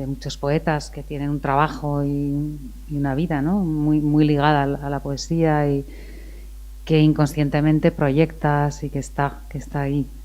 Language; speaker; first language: Spanish; native; Spanish